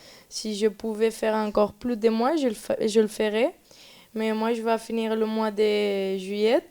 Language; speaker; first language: French; non-native, learner; Spanish